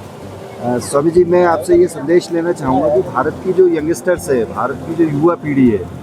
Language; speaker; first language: Hindi; native; Hindi